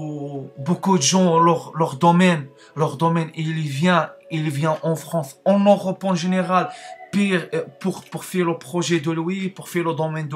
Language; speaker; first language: French; non-native, learner; Arabic